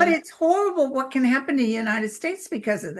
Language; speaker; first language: English; native; English